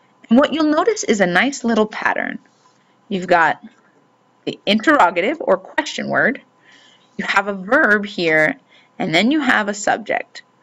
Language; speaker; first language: English; native; English